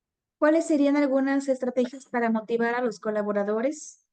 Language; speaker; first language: Spanish; native; Spanish